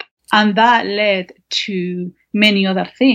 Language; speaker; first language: English; non-native, fluent; Spanish